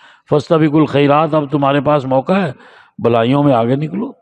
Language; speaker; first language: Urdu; non-native, local second language; Punjabi